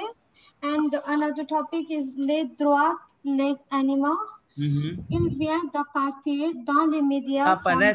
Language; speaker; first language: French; non-native, learner; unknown